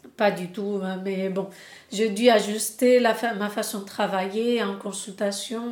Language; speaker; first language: French; non-native, fluent; Spanish